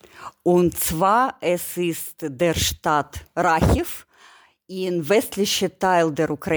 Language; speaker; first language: German; non-native, learner; Ukrainian